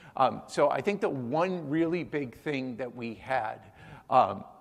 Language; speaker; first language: English; native; English